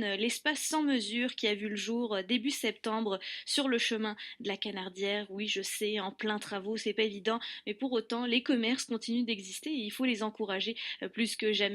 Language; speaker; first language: French; native; French